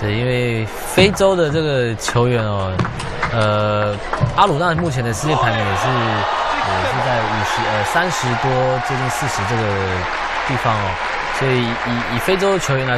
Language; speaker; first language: Chinese; native; Chinese